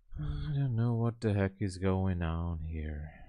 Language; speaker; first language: English; non-native, fluent; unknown